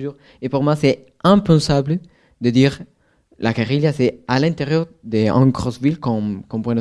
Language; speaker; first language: French; non-native, fluent; Spanish